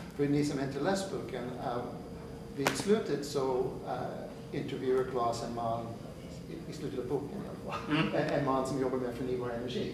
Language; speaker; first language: Swedish; non-native, fluent; English